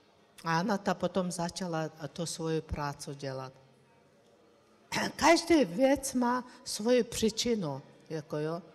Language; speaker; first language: Czech; non-native, learner; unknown